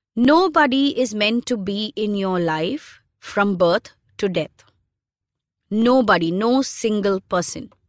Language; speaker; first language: English; non-native, local second language; Hindi